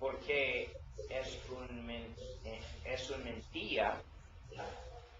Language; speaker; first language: Spanish; non-native, learner; English